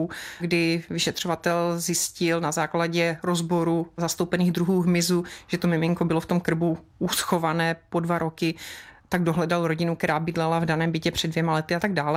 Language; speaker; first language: Czech; native; Czech